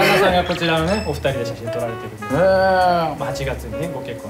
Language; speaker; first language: Japanese; native; Japanese